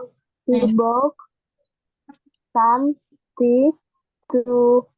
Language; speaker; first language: English; non-native, learner; Indonesian